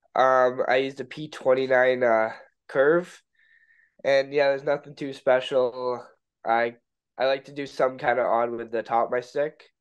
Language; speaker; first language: English; native; English